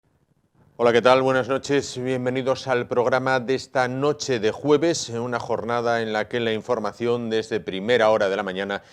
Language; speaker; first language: Spanish; native; Spanish